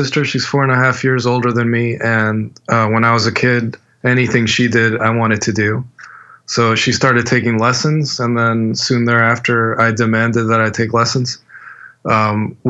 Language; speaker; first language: English; native; English